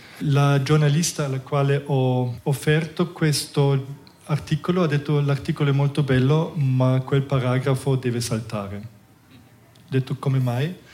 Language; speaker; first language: Italian; non-native, fluent; German